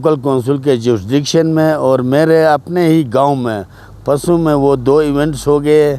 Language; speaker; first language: Urdu; non-native, local second language; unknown